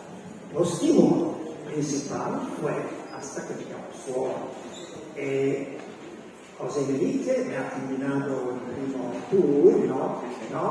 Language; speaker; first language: Spanish; non-native, learner; Italian